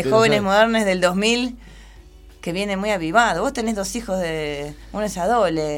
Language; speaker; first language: Spanish; native; Spanish